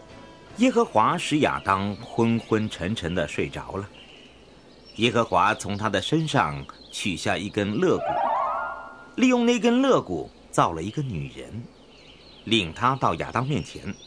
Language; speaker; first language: Chinese; native; Chinese